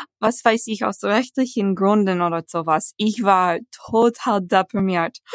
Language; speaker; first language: German; non-native, fluent; English